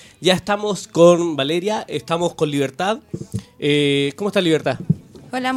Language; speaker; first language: Spanish; native; Spanish